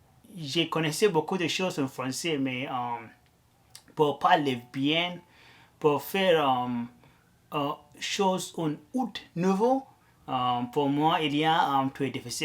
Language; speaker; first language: French; non-native, learner; Arabic